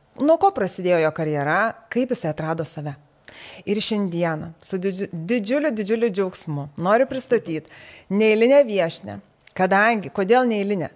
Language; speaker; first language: Lithuanian; native; Lithuanian